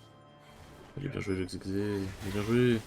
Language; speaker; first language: French; native; French